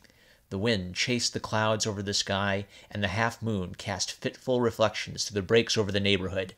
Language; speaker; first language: English; native; English